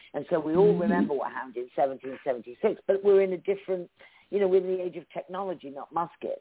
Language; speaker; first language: English; native; English